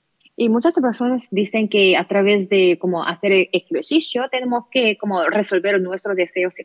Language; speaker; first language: Spanish; non-native, learner; Korean